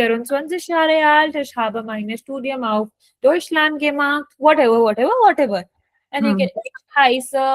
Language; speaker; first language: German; non-native, fluent; Hindi